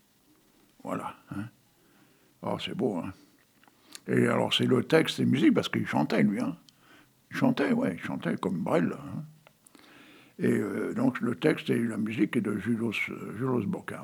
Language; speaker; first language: French; native; French